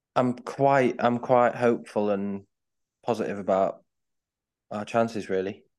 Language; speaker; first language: English; native; English